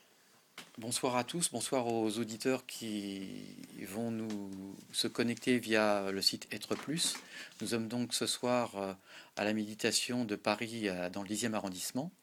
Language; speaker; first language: French; native; French